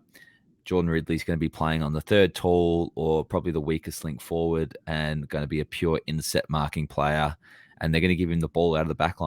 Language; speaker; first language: English; native; English